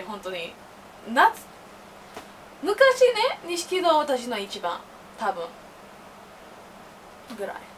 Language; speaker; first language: Japanese; non-native, learner; English